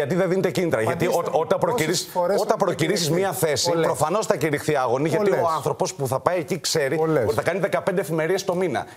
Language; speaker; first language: Greek; native; Greek